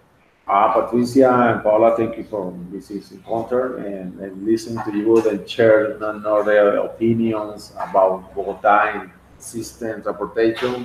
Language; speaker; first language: English; non-native, learner; Spanish